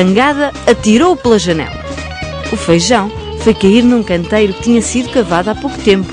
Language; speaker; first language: Portuguese; native; Portuguese